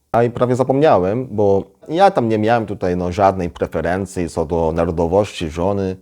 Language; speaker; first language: Polish; non-native, fluent; Korean